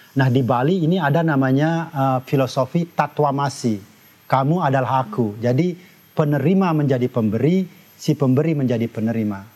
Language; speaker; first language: Indonesian; non-native, local second language; Balinese